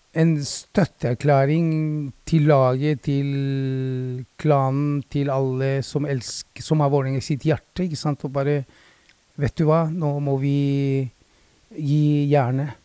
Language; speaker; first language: Norwegian; early bilingual, other home language; Spanish